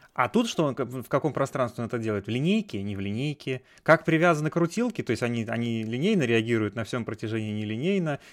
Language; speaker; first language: Russian; native; Russian